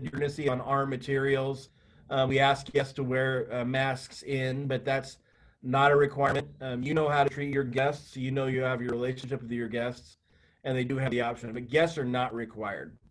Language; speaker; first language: English; native; English